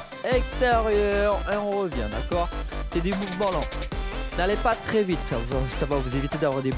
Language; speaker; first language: French; native; French